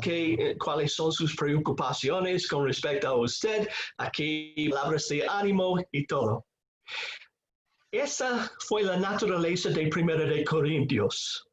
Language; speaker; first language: Spanish; non-native, fluent; English